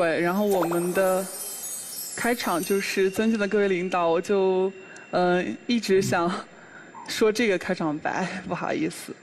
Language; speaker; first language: Chinese; native; Chinese